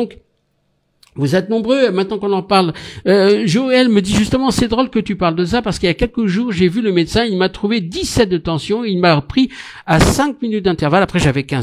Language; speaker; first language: French; native; French